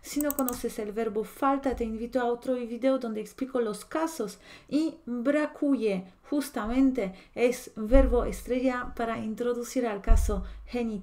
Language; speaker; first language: Spanish; non-native, fluent; Polish